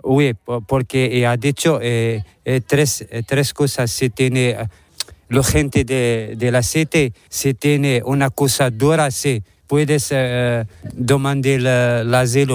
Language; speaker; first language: Spanish; non-native, learner; Arabic